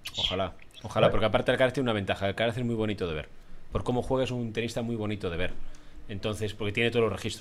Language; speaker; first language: Spanish; native; Spanish